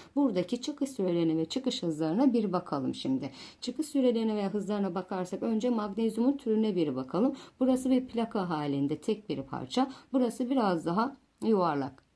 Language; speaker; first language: Turkish; native; Turkish